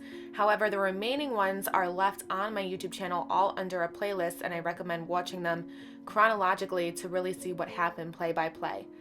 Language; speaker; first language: English; native; English